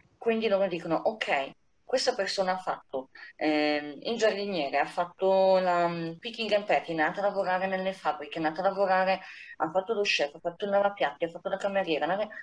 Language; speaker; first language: Italian; native; Italian